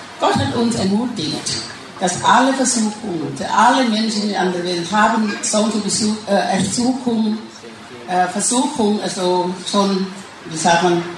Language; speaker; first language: German; non-native, learner; Thai